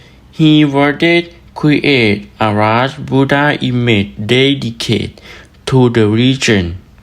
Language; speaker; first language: English; non-native, learner; Thai